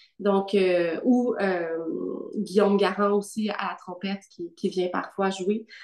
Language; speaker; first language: French; native; French